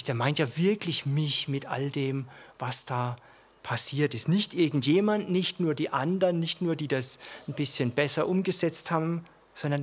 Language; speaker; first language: German; native; German